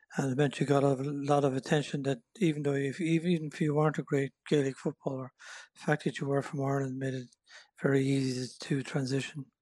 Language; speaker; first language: English; native; English